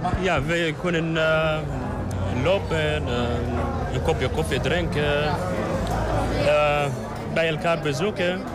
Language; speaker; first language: Dutch; non-native, learner; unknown